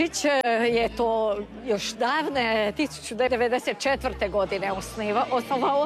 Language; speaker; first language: Croatian; early bilingual, heritage; Croatian